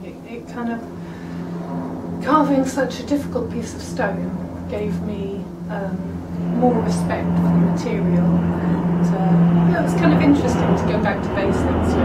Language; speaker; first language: English; native; English